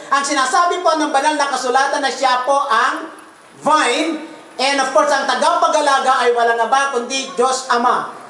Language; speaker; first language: Filipino; non-native, local second language; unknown